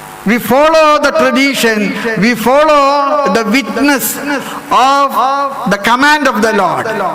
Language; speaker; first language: English; non-native, local second language; Malayalam